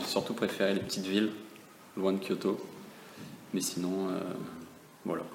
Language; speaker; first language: French; native; French